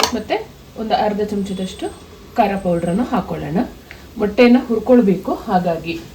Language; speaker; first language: Kannada; native; Kannada